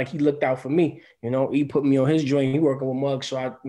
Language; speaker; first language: English; native; English